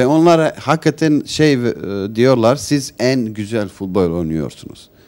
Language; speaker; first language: Turkish; non-native, learner; Serbian